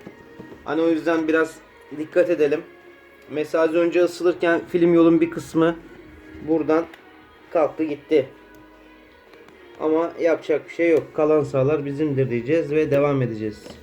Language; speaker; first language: Turkish; native; Turkish